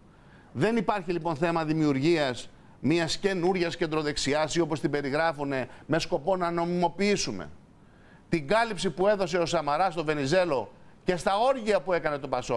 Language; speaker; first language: Greek; native; Greek